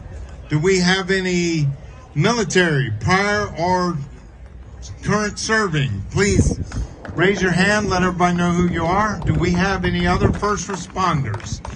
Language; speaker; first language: English; native; English